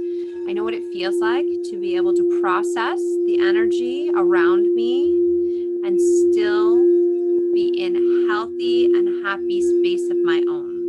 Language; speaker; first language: English; native; English